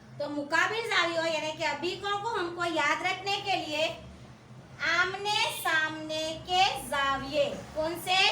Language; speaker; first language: Urdu; native; Urdu